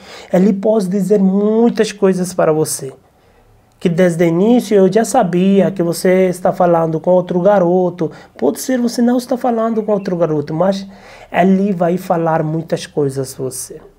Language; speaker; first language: Portuguese; non-native, learner; Hindi